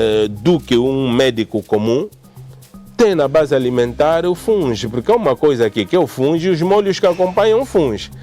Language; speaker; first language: Portuguese; native; Portuguese